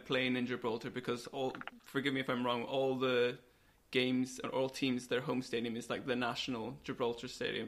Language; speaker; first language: English; native; English